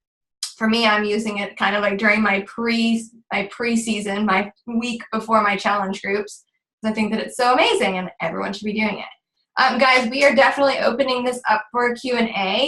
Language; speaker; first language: English; native; English